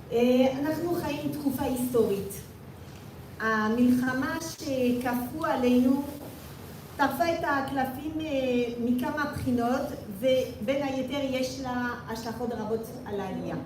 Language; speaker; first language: Hebrew; non-native, fluent; French